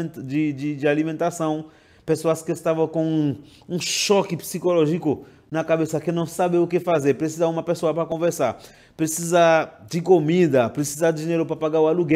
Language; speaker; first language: Portuguese; non-native, fluent; Haitian Creole